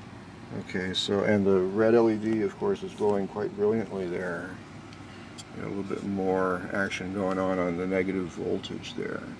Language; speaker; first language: English; native; English